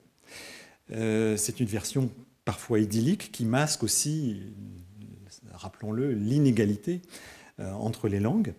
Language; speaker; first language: French; native; French